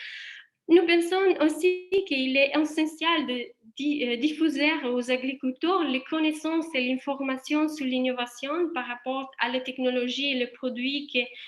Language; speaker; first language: French; non-native, fluent; Italian